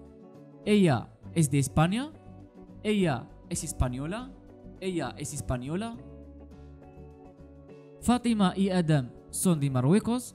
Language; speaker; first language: Spanish; non-native, fluent; Arabic